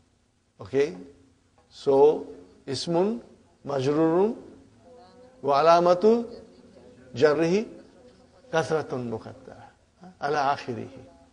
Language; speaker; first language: Arabic; non-native, fluent; Urdu